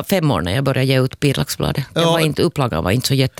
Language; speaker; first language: Swedish; native; Swedish